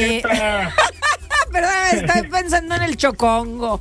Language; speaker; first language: Spanish; native; Spanish